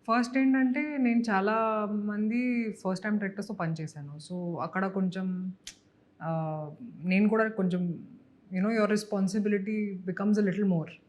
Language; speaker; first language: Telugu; non-native, fluent; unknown